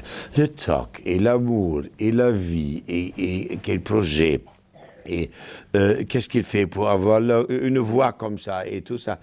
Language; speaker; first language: French; non-native, fluent; German